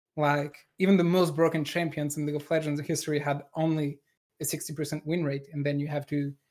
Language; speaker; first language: English; non-native, fluent; French